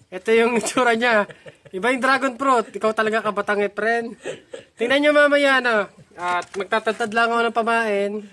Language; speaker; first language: Filipino; native; Filipino